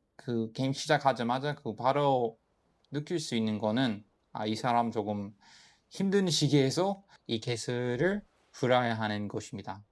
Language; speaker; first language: Korean; non-native, fluent; English